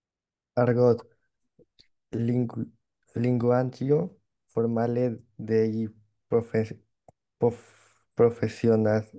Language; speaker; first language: Italian; non-native, learner; Spanish